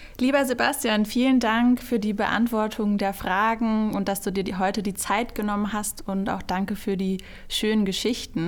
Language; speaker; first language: German; native; German